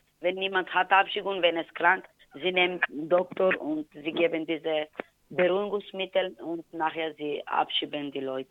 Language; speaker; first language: German; non-native, learner; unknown